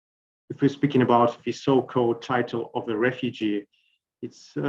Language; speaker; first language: English; non-native, fluent; Russian